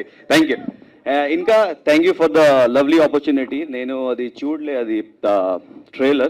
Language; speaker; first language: Telugu; non-native, local second language; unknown